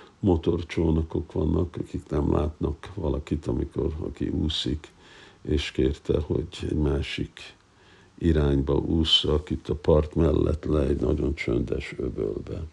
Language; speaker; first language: Hungarian; non-native, fluent; English